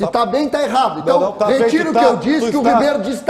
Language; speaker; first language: Portuguese; native; Portuguese